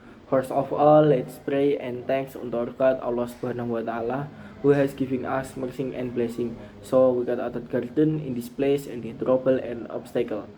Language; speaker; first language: English; non-native, learner; Indonesian